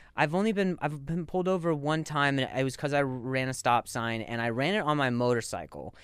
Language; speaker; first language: English; native; English